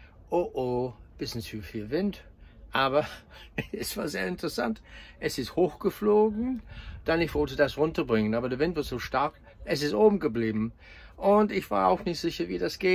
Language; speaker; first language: German; non-native, fluent; English